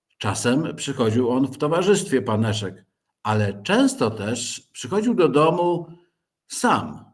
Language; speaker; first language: Polish; native; Polish